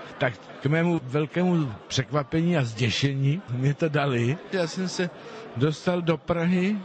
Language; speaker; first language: Czech; non-native, fluent; Spanish